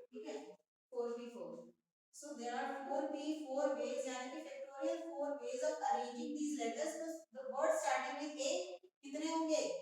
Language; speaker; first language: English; non-native, local second language; Hindi